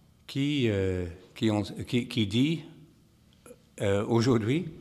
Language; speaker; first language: French; non-native, fluent; English